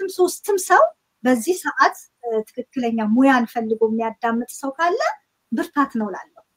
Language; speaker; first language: Amharic; native; Amharic